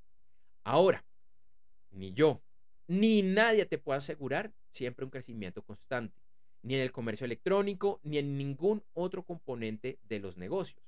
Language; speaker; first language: Spanish; native; Spanish